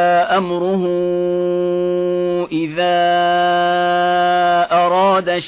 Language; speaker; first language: Arabic; native; Arabic